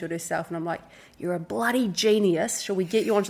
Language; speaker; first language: English; native; English